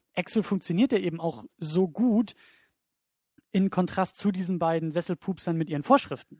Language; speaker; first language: German; native; German